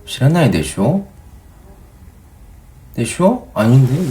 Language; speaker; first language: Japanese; non-native, fluent; Korean